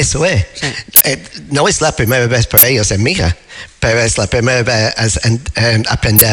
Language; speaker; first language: Spanish; non-native, learner; English